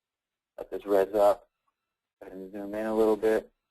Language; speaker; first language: English; native; English